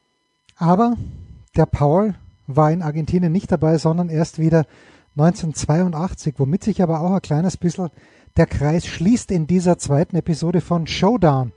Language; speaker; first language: German; native; German